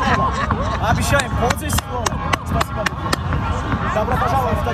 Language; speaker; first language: Russian; non-native, local second language; Tajik